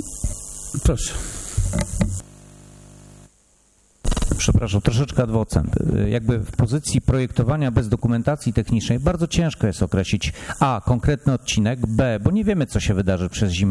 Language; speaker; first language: Polish; native; Polish